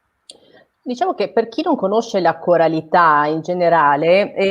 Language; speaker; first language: Italian; native; Italian